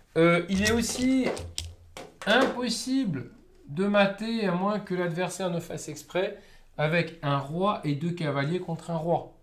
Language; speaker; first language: French; native; French